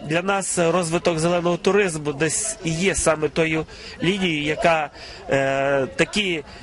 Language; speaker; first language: Ukrainian; native; Ukrainian